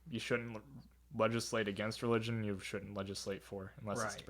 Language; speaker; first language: English; native; English